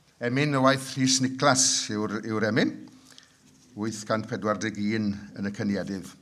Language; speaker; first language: Welsh; native; Welsh